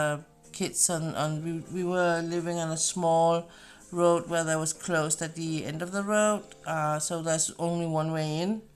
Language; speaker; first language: English; non-native, fluent; Danish